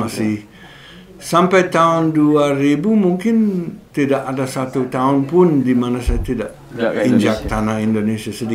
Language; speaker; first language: Indonesian; non-native, fluent; English